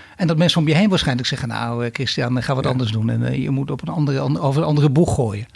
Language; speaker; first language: Dutch; native; Dutch